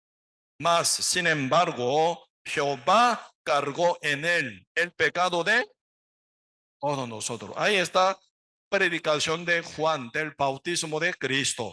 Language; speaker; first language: Spanish; non-native, learner; Korean